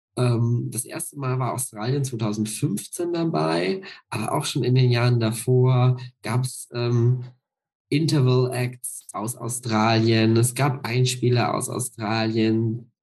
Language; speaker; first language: German; native; German